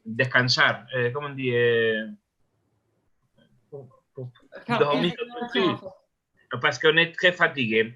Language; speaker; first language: French; non-native, learner; Spanish